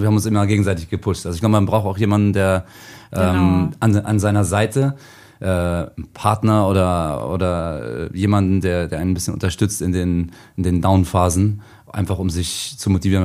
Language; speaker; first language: German; native; German